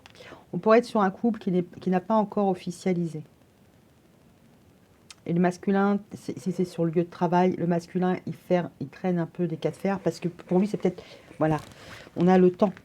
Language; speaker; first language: French; native; French